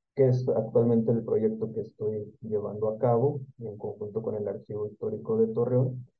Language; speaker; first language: Spanish; native; Spanish